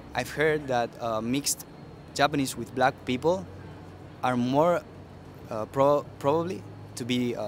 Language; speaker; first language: English; early bilingual, other home language; Spanish